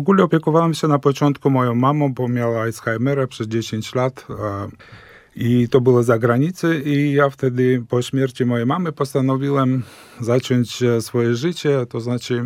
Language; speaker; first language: Polish; non-native, fluent; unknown